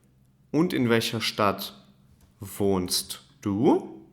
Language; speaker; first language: German; non-native, fluent; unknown